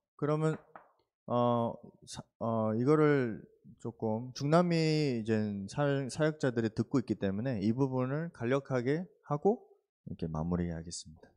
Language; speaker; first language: Korean; early bilingual, heritage; Korean